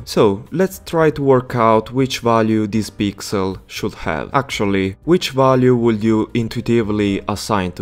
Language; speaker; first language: English; non-native, fluent; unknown